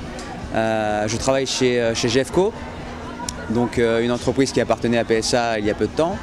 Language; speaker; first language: French; native; French